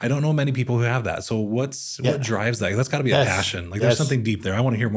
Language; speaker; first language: English; native; English